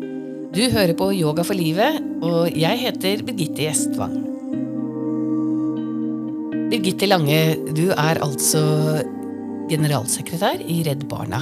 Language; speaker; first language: Norwegian; native; Norwegian